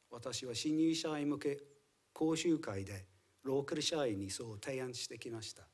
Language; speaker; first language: Japanese; non-native, fluent; English